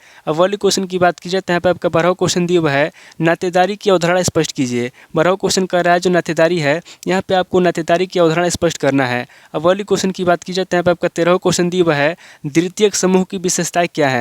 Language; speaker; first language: Hindi; native; Hindi